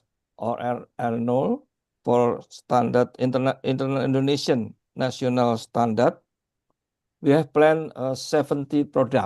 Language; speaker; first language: English; non-native, learner; Indonesian